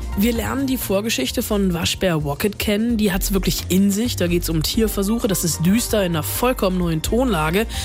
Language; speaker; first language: German; native; German